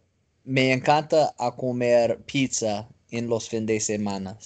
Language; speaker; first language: Spanish; non-native, learner; English